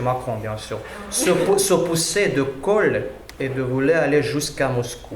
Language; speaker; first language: French; non-native, learner; Russian